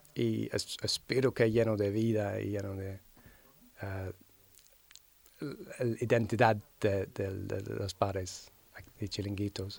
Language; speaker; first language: Spanish; non-native, fluent; English